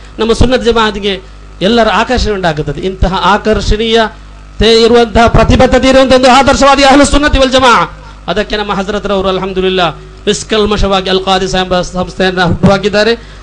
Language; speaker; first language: Kannada; non-native, local second language; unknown